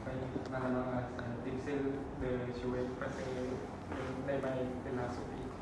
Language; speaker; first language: French; non-native, learner; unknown